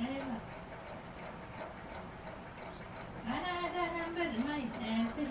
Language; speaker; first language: Arabic; non-native, learner; Filipino